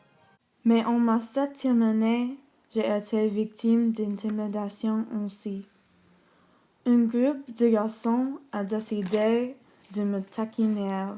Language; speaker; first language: French; non-native, learner; English